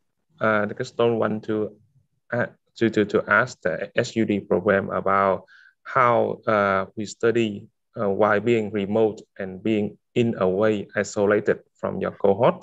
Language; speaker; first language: English; non-native, learner; Vietnamese